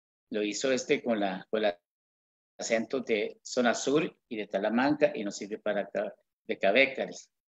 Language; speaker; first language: Spanish; non-native, local second language; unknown